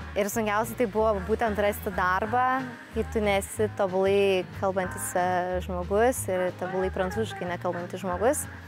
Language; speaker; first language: Lithuanian; native; Lithuanian